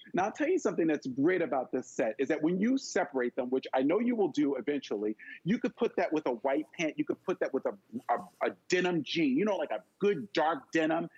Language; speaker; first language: English; native; English